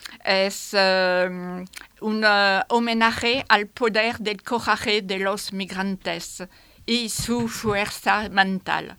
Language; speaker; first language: Spanish; non-native, fluent; French